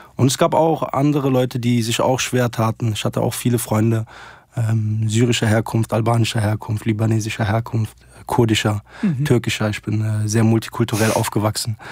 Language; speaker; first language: German; early bilingual, other home language; Arabic